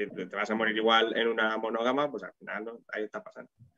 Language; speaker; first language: Spanish; non-native, local second language; Catalan